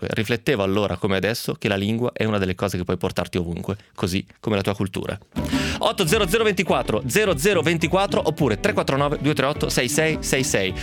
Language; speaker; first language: Italian; native; Italian